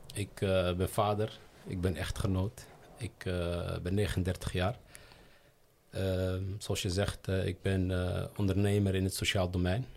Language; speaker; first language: Dutch; early bilingual, other home language; Riffian